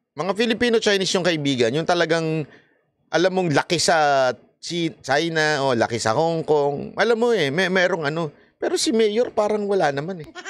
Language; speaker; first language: Filipino; native; Filipino